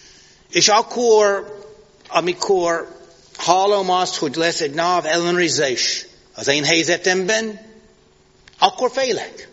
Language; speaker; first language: Hungarian; non-native, fluent; English